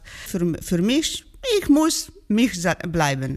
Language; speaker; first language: German; non-native, learner; Georgian